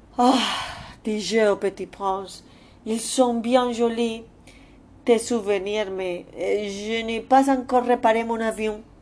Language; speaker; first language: French; non-native, fluent; Spanish